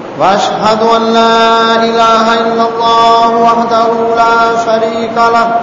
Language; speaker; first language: Urdu; non-native, local second language; Saraiki